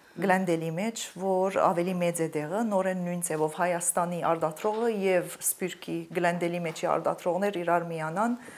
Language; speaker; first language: Armenian; early bilingual, heritage; Armenian